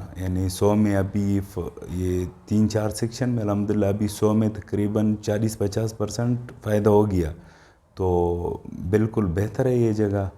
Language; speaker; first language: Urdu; non-native, local second language; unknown